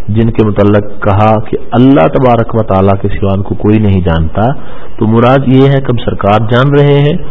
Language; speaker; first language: Urdu; non-native, local second language; Punjabi